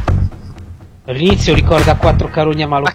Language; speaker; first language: Italian; native; Italian